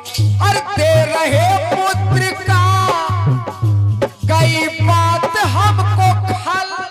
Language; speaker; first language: Hindi; native; Hindi